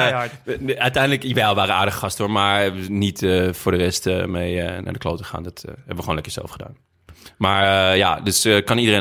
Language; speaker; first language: Dutch; native; Dutch